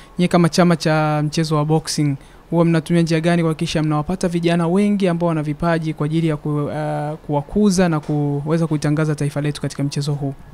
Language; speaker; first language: Swahili; native; Swahili